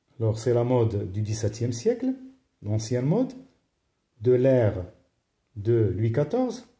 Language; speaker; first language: French; non-native, local second language; Arabic